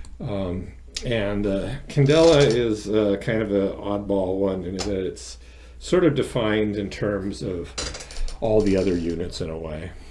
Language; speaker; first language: English; native; English